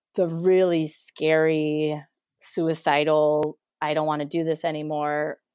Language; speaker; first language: English; non-native, fluent; Spanish